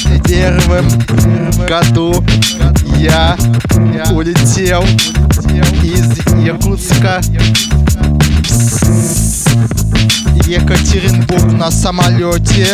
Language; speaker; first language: Russian; non-native, learner; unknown